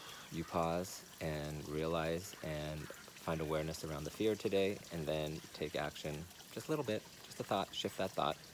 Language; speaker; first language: English; native; English